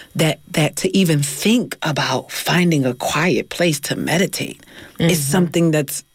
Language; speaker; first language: English; native; English